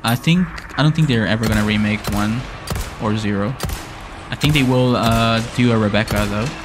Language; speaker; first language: English; non-native, fluent; Spanish